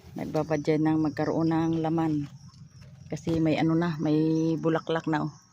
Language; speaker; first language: Filipino; non-native, local second language; Cebuano